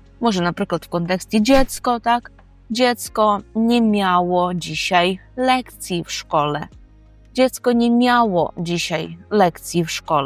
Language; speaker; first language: Polish; non-native, fluent; Ukrainian